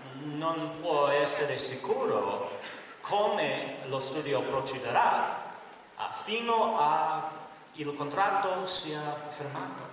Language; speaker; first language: Italian; non-native, learner; English